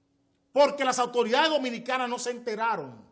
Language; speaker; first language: Spanish; native; Spanish